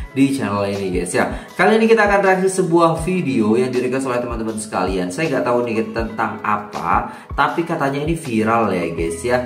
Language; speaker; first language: Indonesian; native; Indonesian